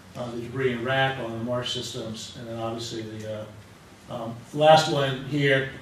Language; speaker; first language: English; native; English